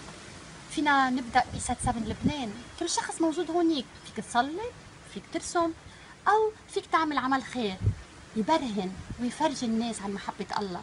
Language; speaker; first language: Arabic; native; Arabic